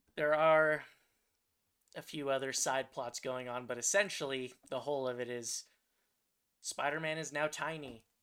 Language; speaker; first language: English; native; English